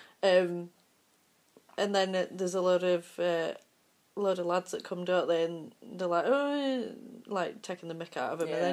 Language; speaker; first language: English; native; English